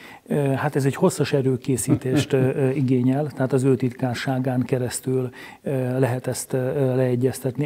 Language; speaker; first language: Hungarian; native; Hungarian